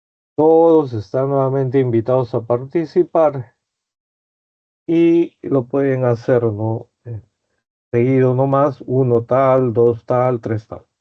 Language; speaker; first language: Spanish; native; Spanish